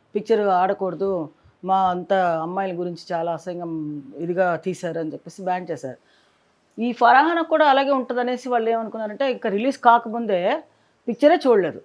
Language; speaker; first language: Telugu; native; Telugu